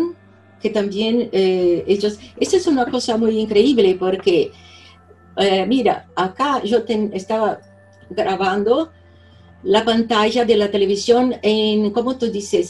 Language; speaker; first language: Spanish; non-native, fluent; Portuguese